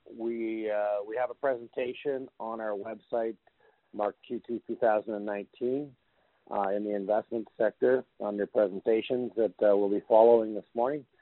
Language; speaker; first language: English; native; English